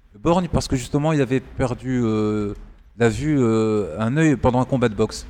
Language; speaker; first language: French; non-native, local second language; Arabic